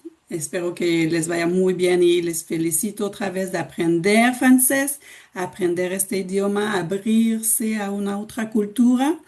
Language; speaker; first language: Spanish; non-native, fluent; French